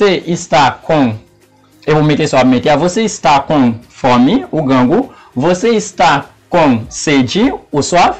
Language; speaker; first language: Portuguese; non-native, fluent; Haitian Creole